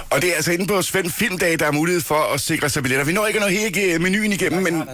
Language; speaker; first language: Danish; native; Danish